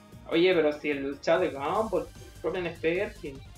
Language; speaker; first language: English; non-native, learner; Spanish